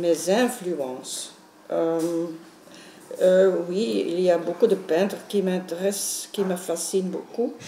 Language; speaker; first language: French; non-native, local second language; Dutch